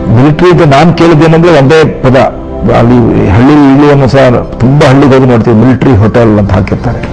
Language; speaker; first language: Kannada; native; Kannada